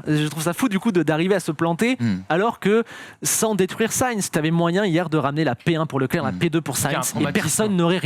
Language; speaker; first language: French; native; French